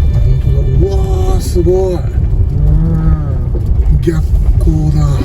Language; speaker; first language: Japanese; native; Japanese